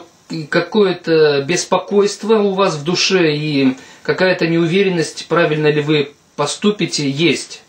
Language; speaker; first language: Russian; native; Russian